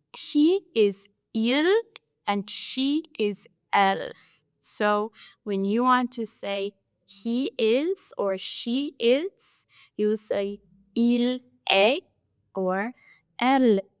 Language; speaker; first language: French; non-native, fluent; English